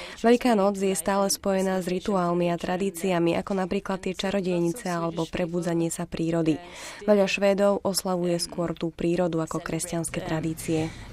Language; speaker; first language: Slovak; native; Slovak